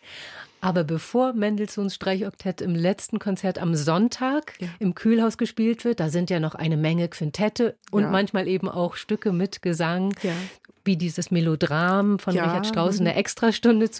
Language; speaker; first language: German; native; German